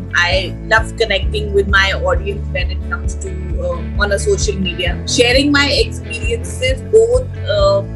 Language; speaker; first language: English; non-native, local second language; Hindi